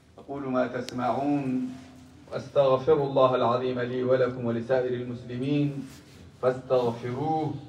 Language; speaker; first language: Arabic; non-native, local second language; Somali